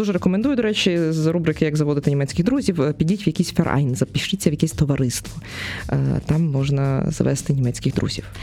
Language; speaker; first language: Ukrainian; native; Ukrainian